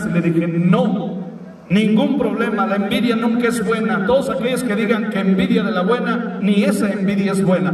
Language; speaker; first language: Spanish; native; Spanish